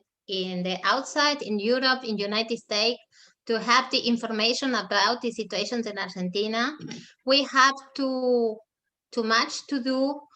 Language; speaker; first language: English; non-native, learner; German